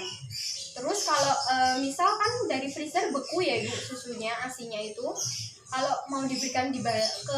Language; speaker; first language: Indonesian; native; Indonesian